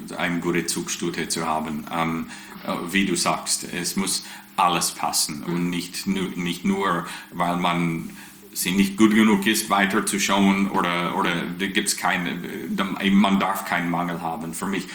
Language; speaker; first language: German; early bilingual, heritage; English